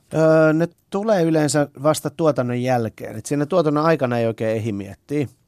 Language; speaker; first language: Finnish; early bilingual, other home language; Persian